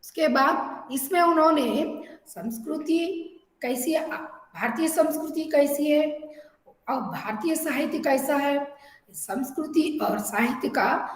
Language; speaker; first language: Hindi; non-native, local second language; Telugu